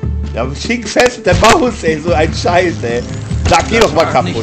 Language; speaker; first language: German; native; German